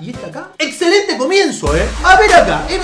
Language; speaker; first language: Spanish; native; Spanish